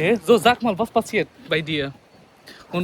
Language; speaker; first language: German; non-native, learner; Bangla